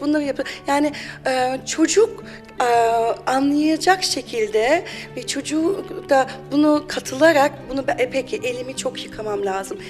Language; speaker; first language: Turkish; early bilingual, heritage; German